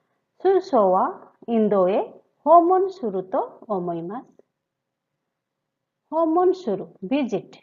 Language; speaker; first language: Japanese; non-native, fluent; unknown